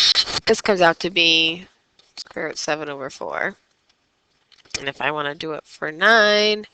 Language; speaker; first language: English; native; English